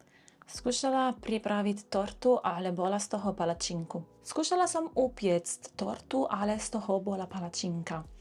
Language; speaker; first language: Slovak; non-native, learner; Italian